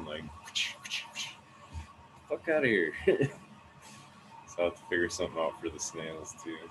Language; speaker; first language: English; native; English